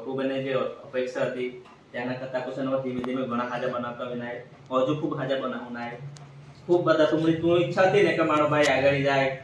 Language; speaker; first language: Gujarati; native; Gujarati